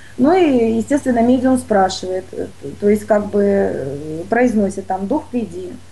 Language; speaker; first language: Russian; native; Russian